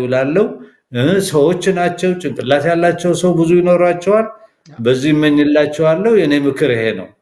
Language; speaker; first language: Amharic; non-native, local second language; Somali